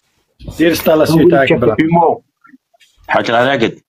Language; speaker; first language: Arabic; native; Arabic